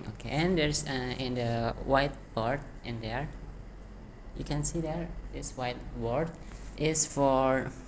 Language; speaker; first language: English; non-native, learner; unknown